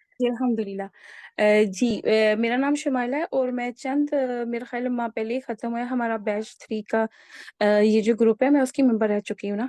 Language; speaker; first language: Urdu; native; Urdu